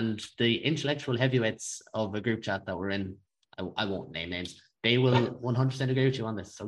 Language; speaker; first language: English; native; English